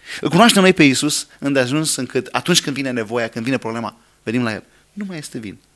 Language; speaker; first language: Romanian; non-native, fluent; English